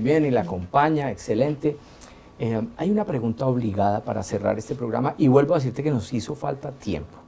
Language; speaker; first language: Spanish; native; Spanish